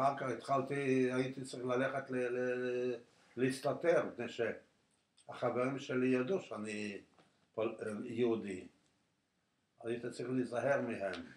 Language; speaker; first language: Hebrew; non-native, fluent; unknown